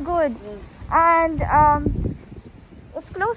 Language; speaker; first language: English; non-native, learner; Filipino